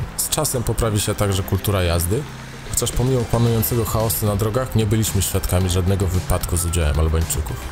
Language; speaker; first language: Polish; native; Polish